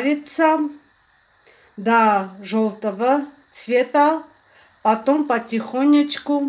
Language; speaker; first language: Russian; non-native, fluent; Armenian